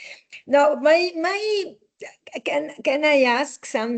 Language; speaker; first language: English; non-native, fluent; Italian